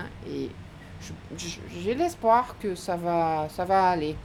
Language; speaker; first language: French; non-native, fluent; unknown